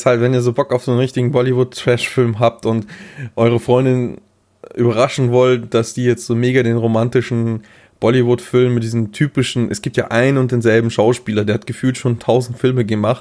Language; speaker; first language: German; native; German